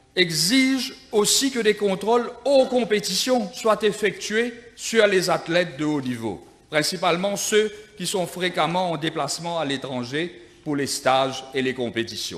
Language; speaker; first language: French; non-native, local second language; Morisyen